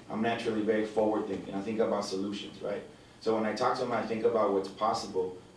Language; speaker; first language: English; early bilingual, other home language; Spanish